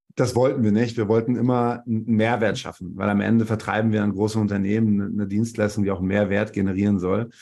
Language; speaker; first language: German; native; German